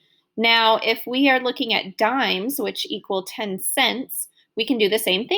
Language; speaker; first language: English; native; English